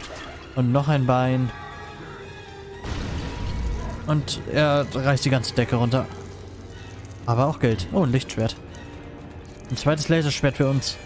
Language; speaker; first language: German; native; German